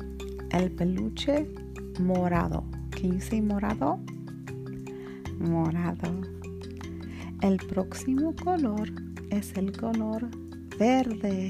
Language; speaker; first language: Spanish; early bilingual, heritage; Spanish